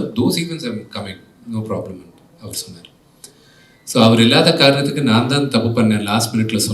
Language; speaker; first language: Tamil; non-native, local second language; Telugu